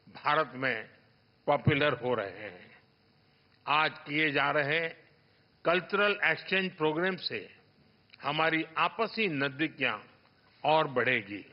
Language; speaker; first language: Hindi; native; Hindi